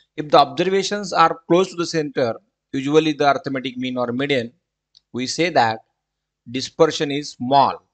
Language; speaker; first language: English; non-native, local second language; Marathi